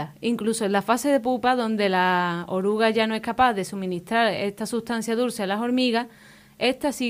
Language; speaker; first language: Spanish; native; Spanish